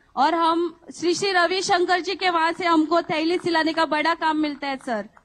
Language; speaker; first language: Hindi; non-native, local second language; Marathi